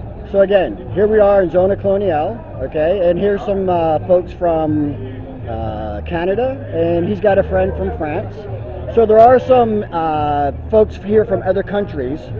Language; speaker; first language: English; native; English